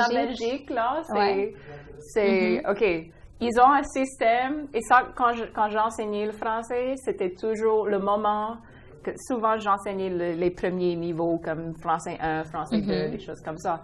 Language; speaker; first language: French; non-native, local second language; English